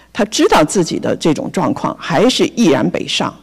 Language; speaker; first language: Chinese; native; Chinese